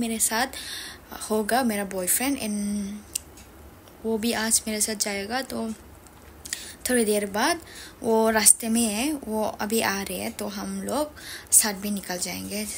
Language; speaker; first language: Hindi; non-native, local second language; Kok Borok